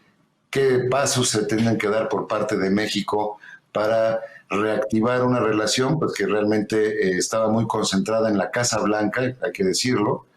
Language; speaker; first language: Spanish; native; Spanish